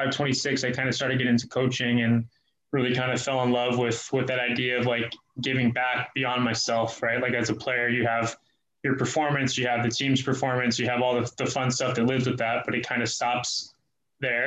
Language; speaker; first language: English; native; English